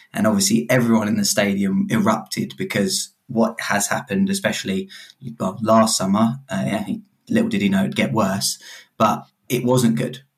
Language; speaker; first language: English; native; English